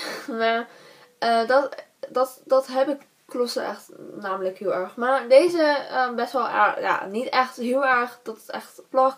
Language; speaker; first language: Dutch; native; Dutch